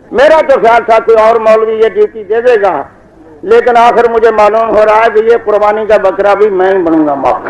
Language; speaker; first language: Urdu; native; Urdu